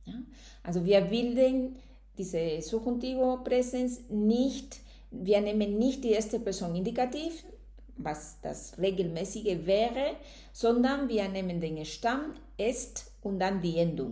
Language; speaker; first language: German; non-native, fluent; Spanish